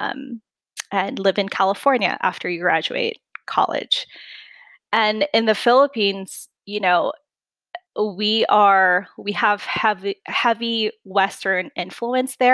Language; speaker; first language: English; non-native, local second language; Filipino